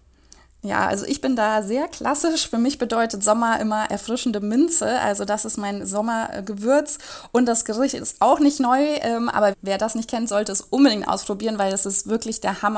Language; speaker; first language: German; native; German